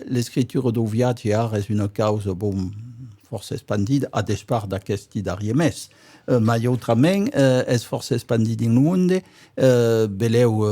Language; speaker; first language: Occitan; native; Occitan